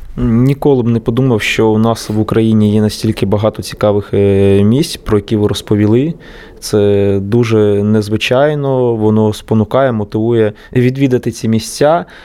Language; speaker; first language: Ukrainian; native; Ukrainian